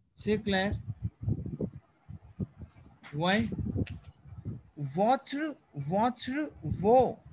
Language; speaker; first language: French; non-native, fluent; Hindi